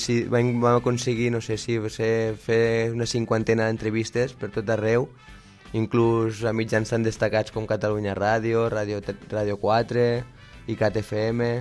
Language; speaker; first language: Catalan; native; Catalan